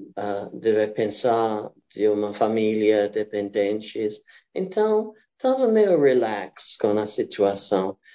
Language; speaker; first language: Portuguese; non-native, fluent; English